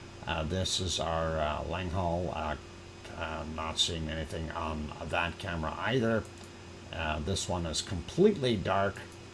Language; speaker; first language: English; native; English